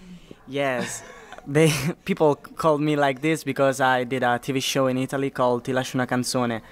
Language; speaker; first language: English; non-native, learner; Italian